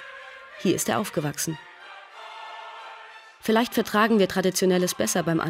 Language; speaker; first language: German; native; German